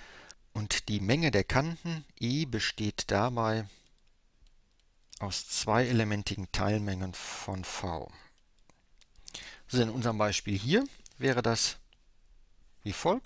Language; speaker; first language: German; native; German